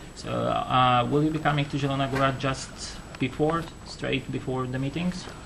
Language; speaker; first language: English; non-native, fluent; Polish